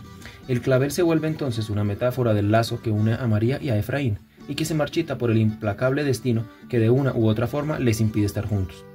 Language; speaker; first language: Spanish; native; Spanish